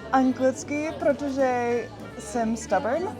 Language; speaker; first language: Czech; non-native, learner; English